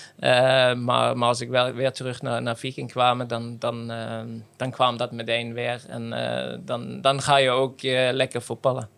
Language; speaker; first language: Dutch; non-native, fluent; Norwegian